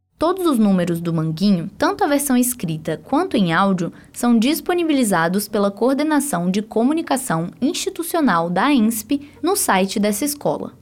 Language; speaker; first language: Portuguese; native; Portuguese